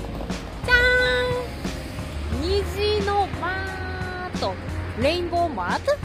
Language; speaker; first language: Japanese; native; Japanese